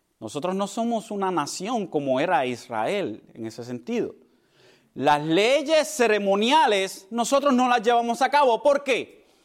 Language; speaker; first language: Spanish; early bilingual, heritage; Spanish